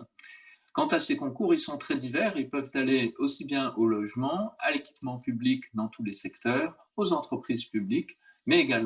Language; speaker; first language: French; native; French